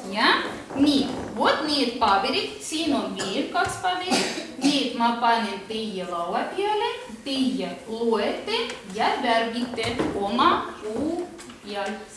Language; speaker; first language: Estonian; non-native, local second language; Russian